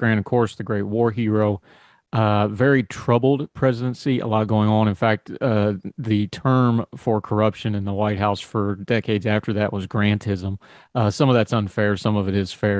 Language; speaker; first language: English; native; English